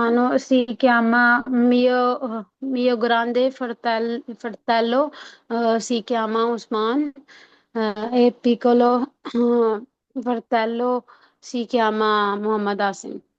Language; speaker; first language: Italian; non-native, learner; Urdu